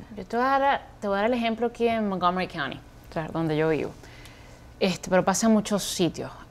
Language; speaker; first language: Spanish; native; Spanish